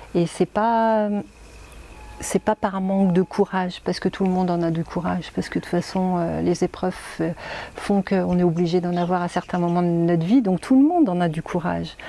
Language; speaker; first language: French; native; French